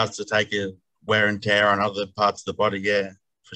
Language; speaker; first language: English; native; English